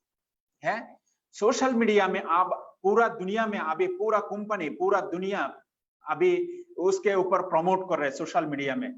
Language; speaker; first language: Hindi; non-native, fluent; Bangla